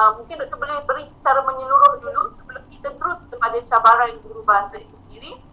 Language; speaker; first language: Malay; native; Malay